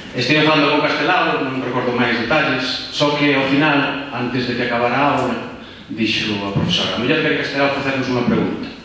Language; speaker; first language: Galician; non-native, local second language; Spanish